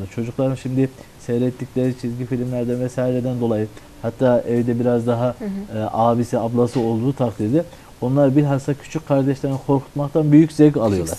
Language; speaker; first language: Turkish; native; Turkish